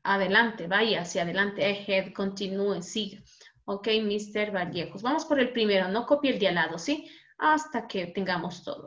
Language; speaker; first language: Spanish; native; Spanish